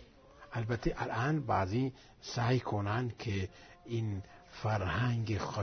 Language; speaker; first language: Persian; non-native, fluent; Arabic